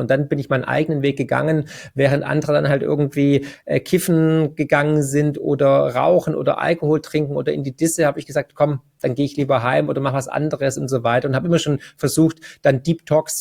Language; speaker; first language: German; native; German